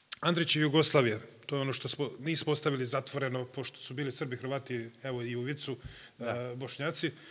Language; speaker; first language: Serbian; native; Serbian